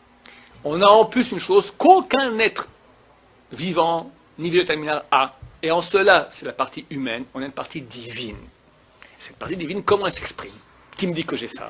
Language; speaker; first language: French; native; French